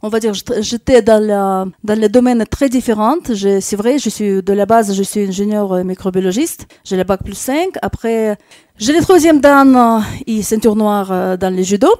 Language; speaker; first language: French; non-native, fluent; Russian